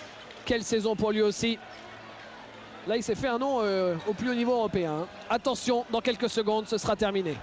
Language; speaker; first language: French; native; French